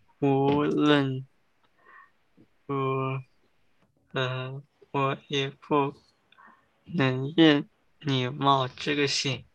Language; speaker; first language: Chinese; early bilingual, heritage; English